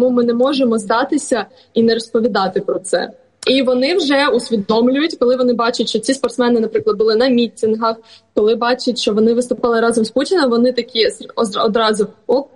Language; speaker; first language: Ukrainian; native; Ukrainian